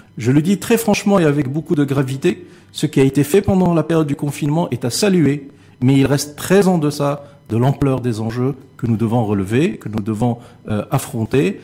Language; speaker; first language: French; non-native, local second language; Arabic